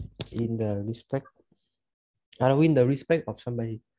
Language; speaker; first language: English; non-native, learner; Vietnamese